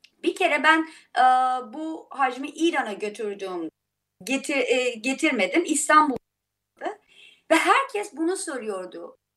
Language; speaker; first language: Turkish; non-native, fluent; Persian